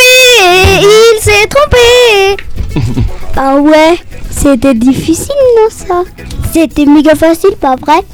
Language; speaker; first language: French; non-native, fluent; Spanish